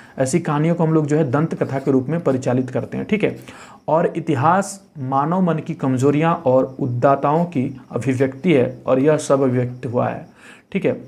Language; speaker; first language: Hindi; native; Hindi